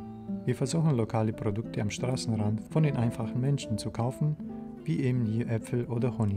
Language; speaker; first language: German; native; German